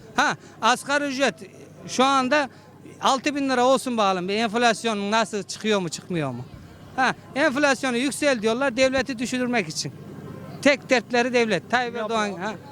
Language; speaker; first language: Turkish; native; Turkish